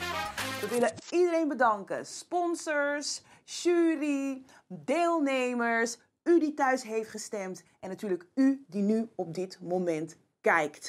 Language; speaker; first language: Dutch; native; Dutch